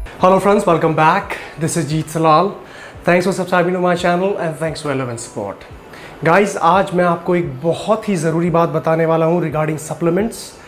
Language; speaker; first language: Hindi; native; Hindi